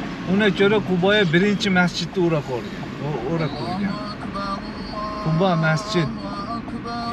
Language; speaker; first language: Turkish; non-native, learner; Arabic